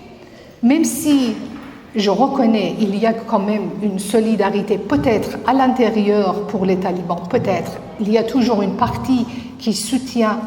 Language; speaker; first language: French; non-native, fluent; Persian